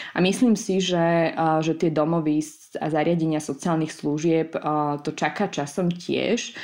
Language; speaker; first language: Slovak; native; Slovak